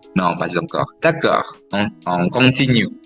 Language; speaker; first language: French; non-native, fluent; Indonesian